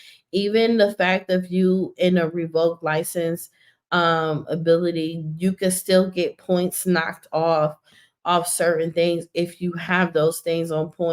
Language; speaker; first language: English; native; English